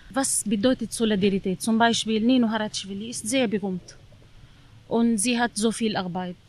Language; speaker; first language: German; non-native, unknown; Arabic